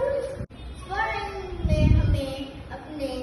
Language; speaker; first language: Hindi; non-native, local second language; Assamese